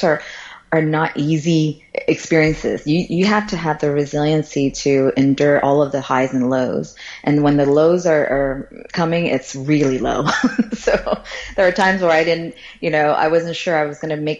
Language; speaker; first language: English; early bilingual, other home language; Cantonese